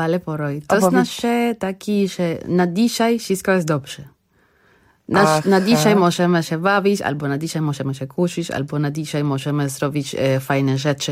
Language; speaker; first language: Polish; non-native, learner; Spanish